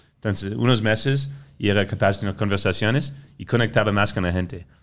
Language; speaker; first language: Spanish; non-native, fluent; French